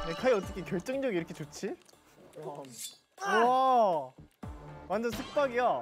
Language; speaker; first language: Korean; native; Korean